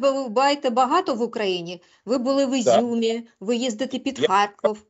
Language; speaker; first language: Ukrainian; native; Ukrainian